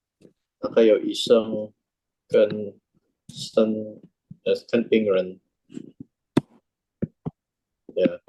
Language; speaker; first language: Chinese; non-native, learner; Indonesian